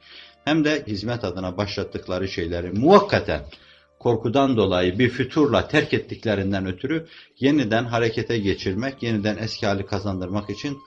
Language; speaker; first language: Turkish; native; Turkish